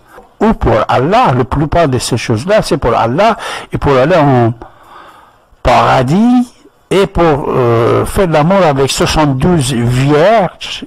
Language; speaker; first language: French; non-native, fluent; Persian